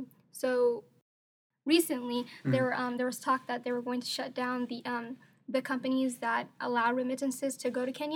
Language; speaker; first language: English; non-native, local second language; Somali